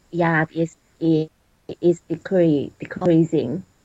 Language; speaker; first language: English; non-native, learner; Chinese